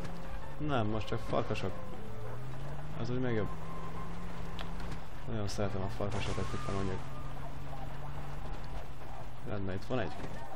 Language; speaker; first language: Hungarian; native; Hungarian